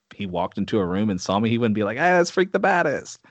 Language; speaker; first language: English; native; English